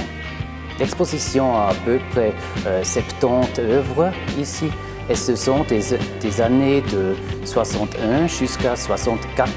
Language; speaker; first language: French; non-native, local second language; German